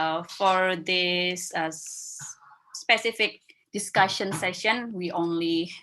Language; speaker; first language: English; non-native, fluent; Indonesian